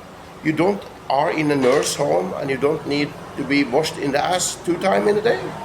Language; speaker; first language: English; non-native, fluent; Norwegian